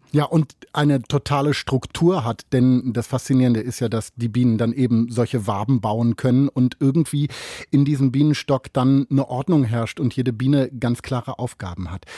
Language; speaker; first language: German; native; German